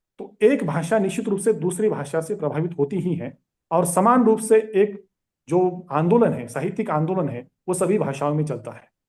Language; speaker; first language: Hindi; non-native, local second language; Marathi